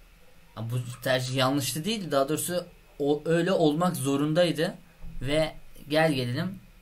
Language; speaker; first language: Turkish; native; Turkish